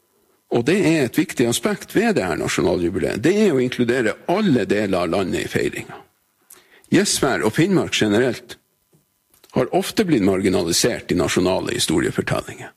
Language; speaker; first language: Norwegian; native; Norwegian